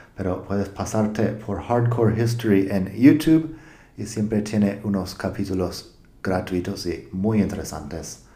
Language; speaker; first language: Spanish; non-native, fluent; English